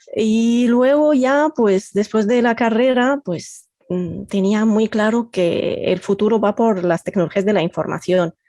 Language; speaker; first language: Spanish; non-native, fluent; Arabic